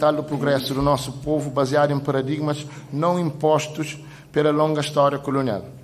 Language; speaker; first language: Portuguese; non-native, local second language; Kabuverdianu